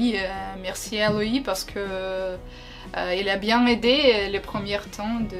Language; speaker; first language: French; non-native, learner; Ukrainian